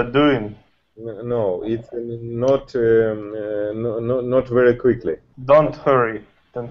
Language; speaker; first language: English; non-native, learner; Russian